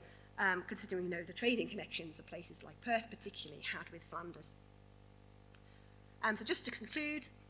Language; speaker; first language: English; native; English